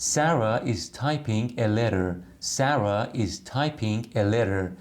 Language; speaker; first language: English; non-native, fluent; Persian